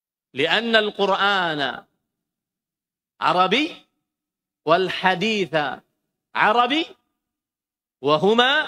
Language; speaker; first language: Arabic; non-native, fluent; Indonesian